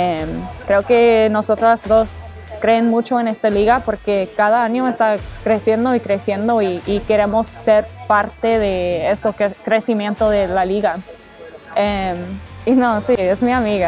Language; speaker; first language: Spanish; early bilingual, heritage; English